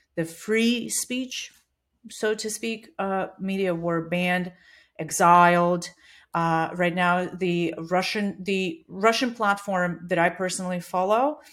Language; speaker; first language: English; non-native, fluent; Russian